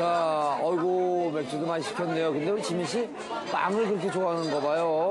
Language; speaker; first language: Korean; native; Korean